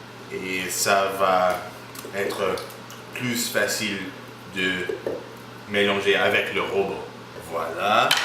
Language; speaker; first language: French; non-native, learner; English